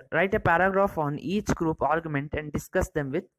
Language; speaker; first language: English; non-native, local second language; Kannada